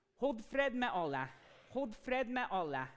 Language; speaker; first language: Norwegian; non-native, fluent; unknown